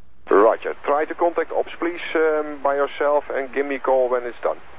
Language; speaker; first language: English; non-native, fluent; Dutch